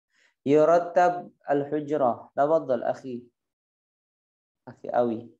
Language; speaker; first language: Arabic; non-native, fluent; Indonesian